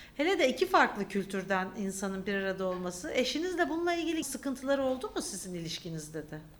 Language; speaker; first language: Turkish; native; Turkish